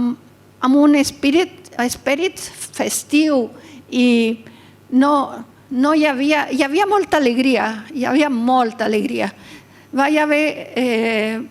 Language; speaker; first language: Catalan; early bilingual, heritage; Catalan